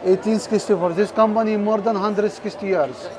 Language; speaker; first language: English; non-native, learner; Turkish